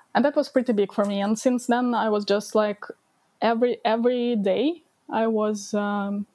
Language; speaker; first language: English; non-native, fluent; Ukrainian